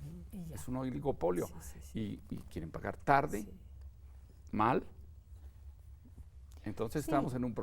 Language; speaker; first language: Spanish; native; Spanish